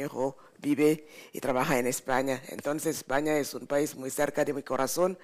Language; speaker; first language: Spanish; non-native, fluent; French